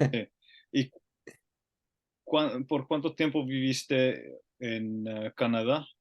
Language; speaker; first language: Spanish; non-native, learner; Finnish